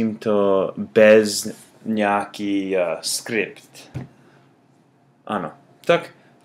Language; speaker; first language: Czech; non-native, learner; English